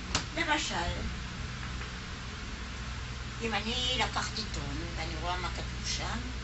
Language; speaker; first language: Hebrew; non-native, fluent; German